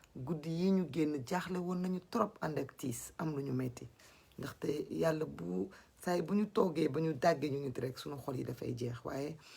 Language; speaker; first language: Wolof; non-native, local second language; Fula